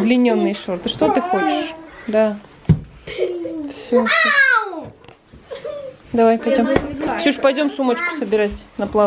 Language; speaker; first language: Russian; native; Russian